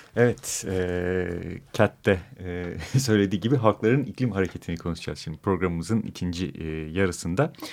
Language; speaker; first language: Turkish; native; Turkish